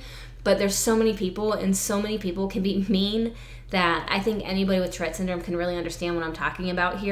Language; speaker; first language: English; native; English